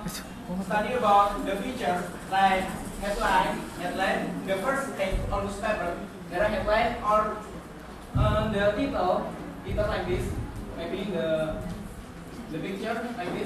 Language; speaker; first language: English; non-native, learner; Indonesian